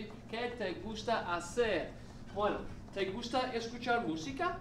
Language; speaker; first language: Spanish; non-native, fluent; English